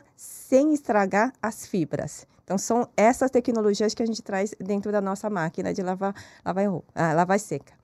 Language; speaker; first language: Portuguese; non-native, fluent; Korean